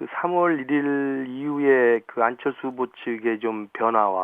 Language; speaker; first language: Korean; native; Korean